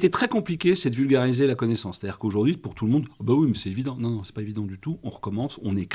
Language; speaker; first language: French; native; French